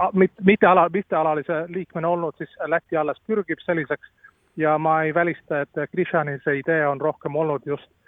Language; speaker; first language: Estonian; non-native, fluent; Latvian